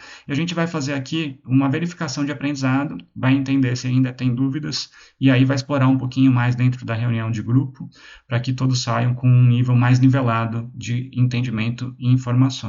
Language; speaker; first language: Portuguese; native; Portuguese